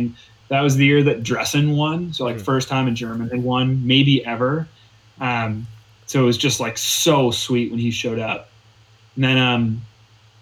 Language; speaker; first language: English; native; English